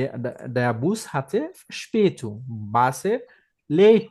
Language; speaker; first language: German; non-native, fluent; Bangla